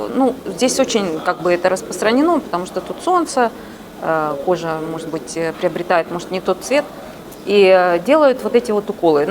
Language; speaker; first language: Russian; native; Russian